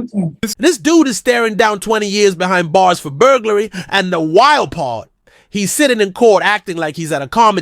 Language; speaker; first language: English; native; English